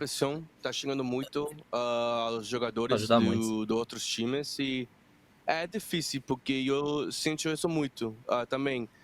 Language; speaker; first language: Portuguese; non-native, fluent; Spanish